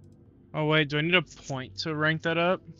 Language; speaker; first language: English; native; English